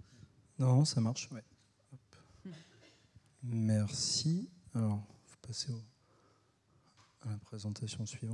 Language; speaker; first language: French; native; French